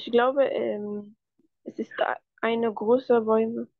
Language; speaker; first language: German; non-native, learner; Arabic